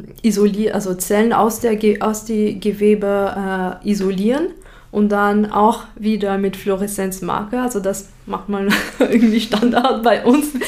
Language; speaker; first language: German; non-native, fluent; French